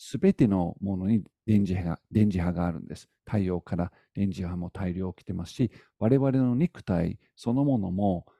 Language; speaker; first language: Japanese; non-native, fluent; English